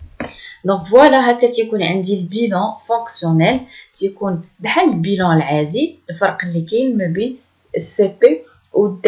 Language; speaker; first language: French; non-native, local second language; Arabic